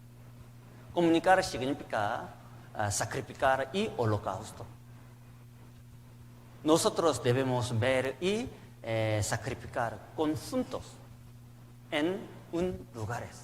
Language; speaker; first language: Spanish; non-native, learner; Korean